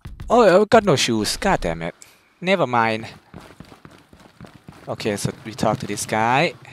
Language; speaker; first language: English; non-native, fluent; Thai